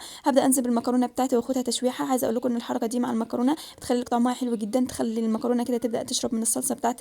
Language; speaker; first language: Arabic; native; Arabic